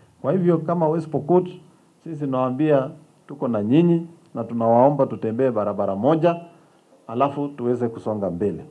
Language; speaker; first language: Swahili; non-native, local second language; Kalenjin